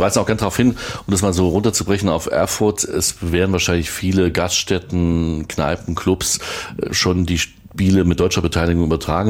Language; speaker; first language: German; native; German